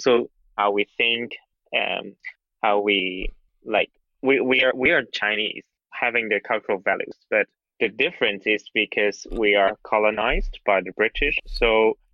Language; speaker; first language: English; non-native, local second language; Cantonese